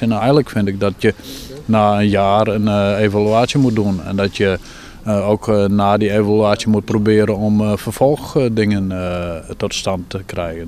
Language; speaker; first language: Dutch; native; Dutch